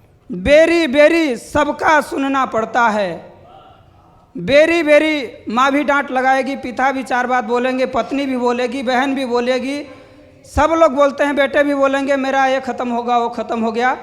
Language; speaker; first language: Hindi; native; Hindi